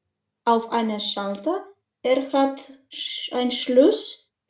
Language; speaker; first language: German; non-native, learner; Macedonian